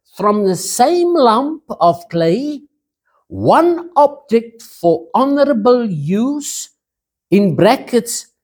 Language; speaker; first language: English; non-native, local second language; Afrikaans